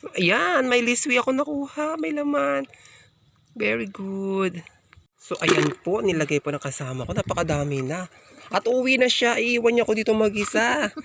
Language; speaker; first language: Filipino; non-native, local second language; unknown